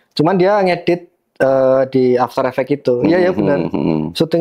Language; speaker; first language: Indonesian; native; Indonesian